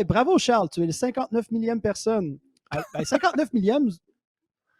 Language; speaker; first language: French; native; French